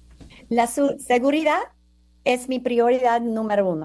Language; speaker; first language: Spanish; non-native, fluent; English